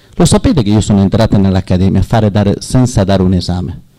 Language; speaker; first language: Italian; non-native, learner; Persian